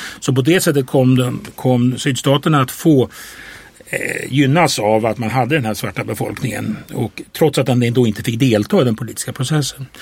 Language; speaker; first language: Swedish; native; Swedish